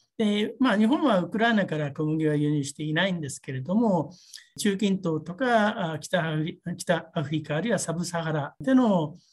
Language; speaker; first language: Japanese; native; Japanese